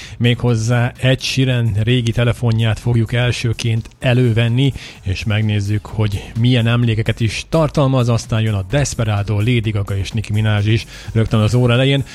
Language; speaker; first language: Hungarian; native; Hungarian